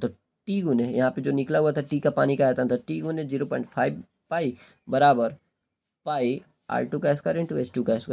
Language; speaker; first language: Hindi; native; Hindi